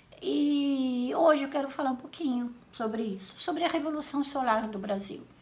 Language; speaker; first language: Portuguese; non-native, fluent; Italian